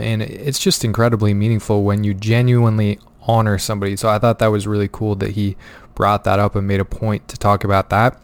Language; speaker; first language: English; native; English